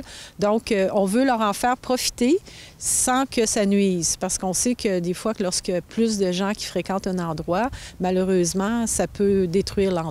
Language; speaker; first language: French; native; French